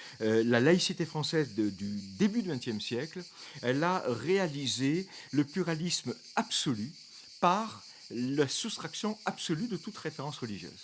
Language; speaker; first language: French; native; French